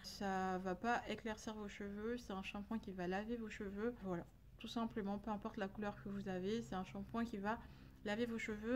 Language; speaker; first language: French; native; French